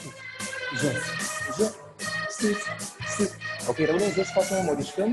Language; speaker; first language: Romanian; native; Romanian